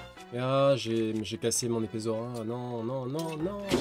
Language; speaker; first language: French; native; French